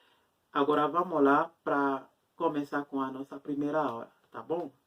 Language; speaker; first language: Portuguese; non-native, fluent; Haitian Creole